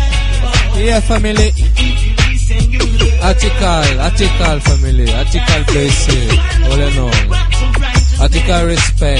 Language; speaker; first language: English; non-native, learner; French